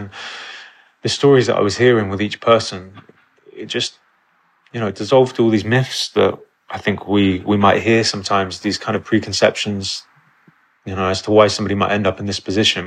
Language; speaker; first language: English; native; English